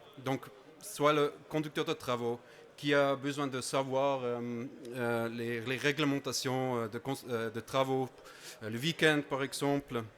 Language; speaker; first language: French; non-native, local second language; German